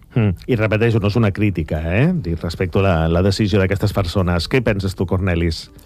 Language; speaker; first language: Catalan; native; Catalan